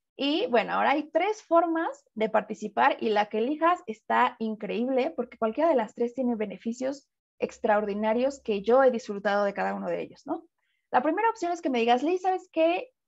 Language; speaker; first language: Spanish; native; Spanish